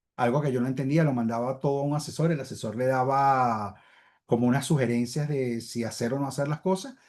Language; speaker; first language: Spanish; native; Spanish